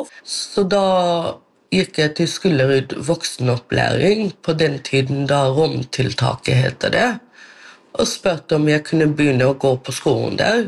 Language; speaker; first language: Norwegian; non-native, local second language; Romany